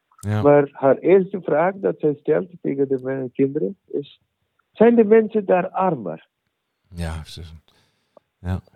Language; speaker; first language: Dutch; non-native, learner; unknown